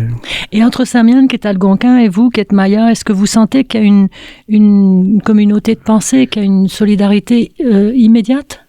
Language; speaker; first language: French; native; French